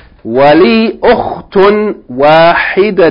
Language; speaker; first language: Arabic; non-native, fluent; English